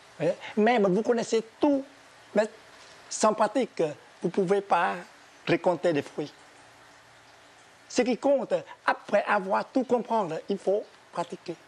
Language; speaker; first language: French; non-native, fluent; Vietnamese